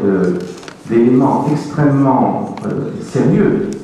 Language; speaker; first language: French; native; French